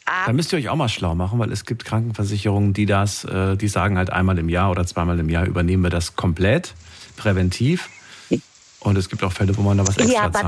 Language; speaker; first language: German; native; German